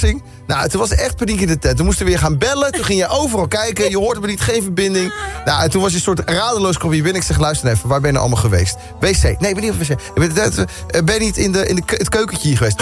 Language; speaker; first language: Dutch; native; Dutch